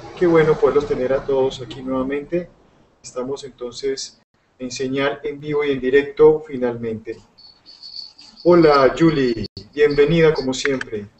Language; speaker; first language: Spanish; native; Spanish